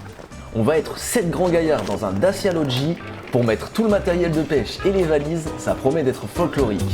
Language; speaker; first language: French; native; French